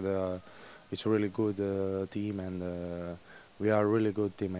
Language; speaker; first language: English; non-native, learner; Croatian